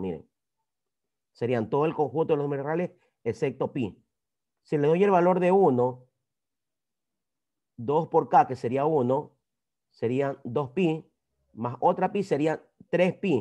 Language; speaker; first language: Spanish; native; Spanish